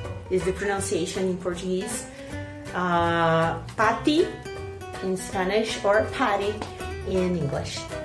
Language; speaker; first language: English; non-native, fluent; Portuguese